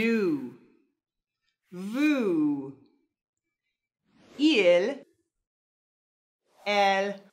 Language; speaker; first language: French; non-native, fluent; English